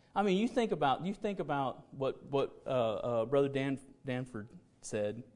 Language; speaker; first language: English; native; English